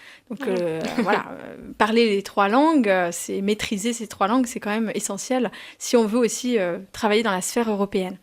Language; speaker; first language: French; native; French